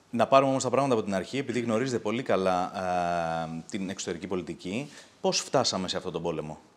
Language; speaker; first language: Greek; native; Greek